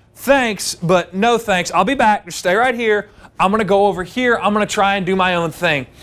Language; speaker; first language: English; native; English